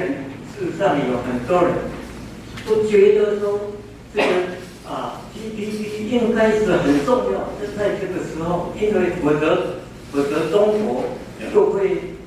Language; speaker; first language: Chinese; non-native, local second language; Min Nan Chinese